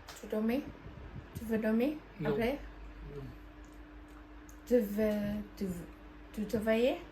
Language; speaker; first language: French; non-native, learner; Thai